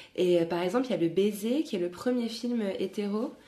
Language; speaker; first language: French; native; French